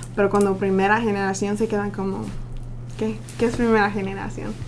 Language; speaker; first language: Spanish; early bilingual, heritage; Spanish